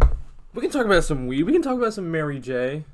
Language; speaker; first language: English; native; English